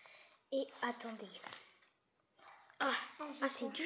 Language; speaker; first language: French; native; French